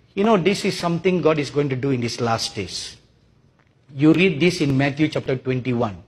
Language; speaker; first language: English; non-native, local second language; Tamil